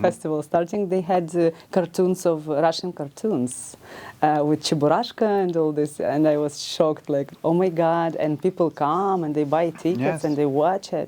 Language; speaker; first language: English; non-native, learner; Ukrainian